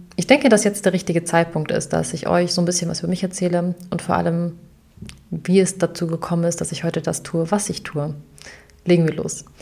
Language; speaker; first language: German; early bilingual, other home language; Arabic